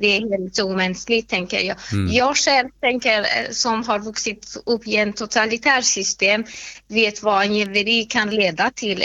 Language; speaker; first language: Swedish; non-native, fluent; Persian